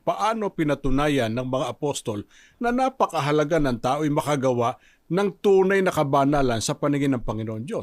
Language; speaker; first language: Filipino; native; Filipino